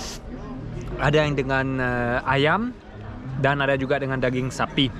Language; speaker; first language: Indonesian; early bilingual, heritage; German